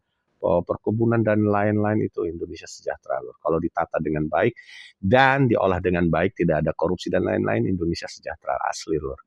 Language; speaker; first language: Indonesian; native; Indonesian